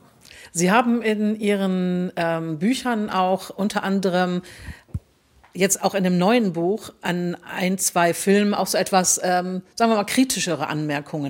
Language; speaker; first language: German; native; German